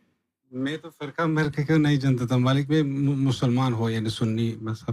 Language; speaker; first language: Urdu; non-native, learner; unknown